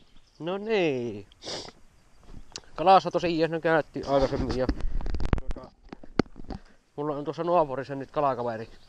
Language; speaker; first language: Finnish; native; Finnish